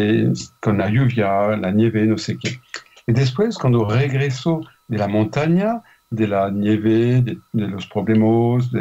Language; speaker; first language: Spanish; non-native, fluent; French